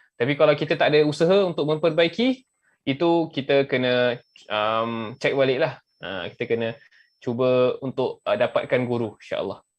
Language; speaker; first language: Malay; native; Malay